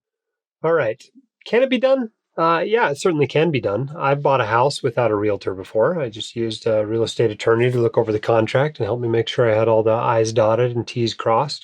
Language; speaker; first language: English; native; English